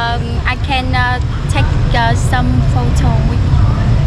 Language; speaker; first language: English; non-native, learner; Vietnamese